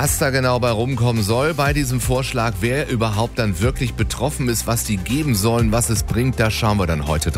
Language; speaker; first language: German; native; German